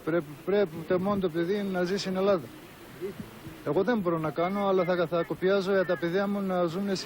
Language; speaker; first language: Greek; early bilingual, heritage; Greek